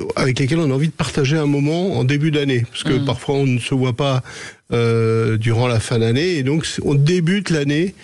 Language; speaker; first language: French; native; French